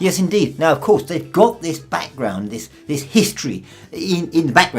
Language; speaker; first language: English; native; English